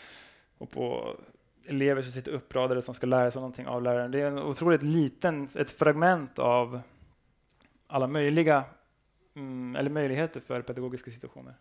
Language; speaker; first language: Swedish; native; Swedish